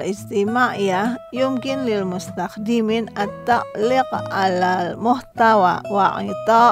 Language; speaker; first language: Arabic; non-native, fluent; Indonesian